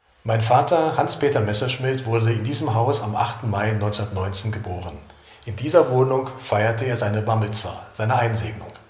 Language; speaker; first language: German; native; German